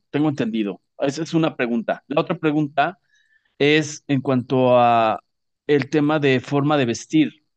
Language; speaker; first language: Spanish; native; Spanish